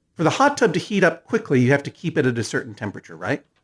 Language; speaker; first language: English; native; English